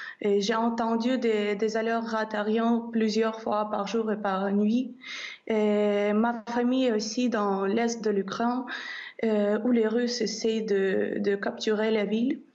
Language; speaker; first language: French; non-native, fluent; Ukrainian